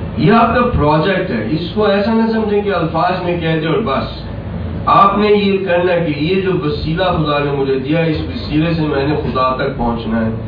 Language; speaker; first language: Urdu; native; Urdu